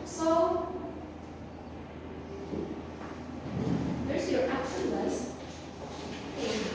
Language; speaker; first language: English; non-native, learner; Indonesian